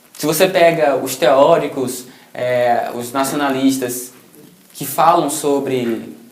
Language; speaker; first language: Portuguese; native; Portuguese